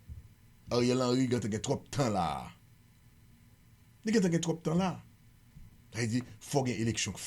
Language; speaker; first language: Haitian Creole; native; Haitian Creole